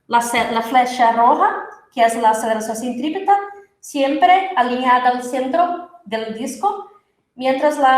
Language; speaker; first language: Spanish; non-native, fluent; Portuguese